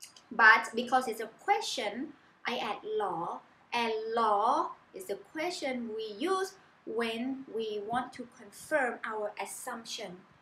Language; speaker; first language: English; non-native, fluent; Thai